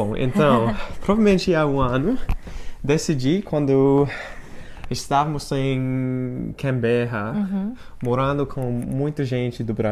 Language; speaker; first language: Portuguese; non-native, fluent; English